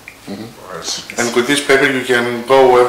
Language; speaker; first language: English; non-native, learner; Greek